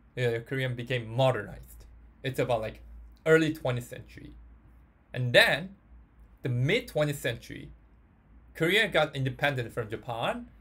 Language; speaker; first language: English; non-native, fluent; Korean